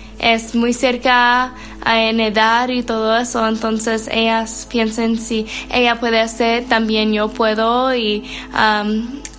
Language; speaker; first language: Spanish; non-native, learner; English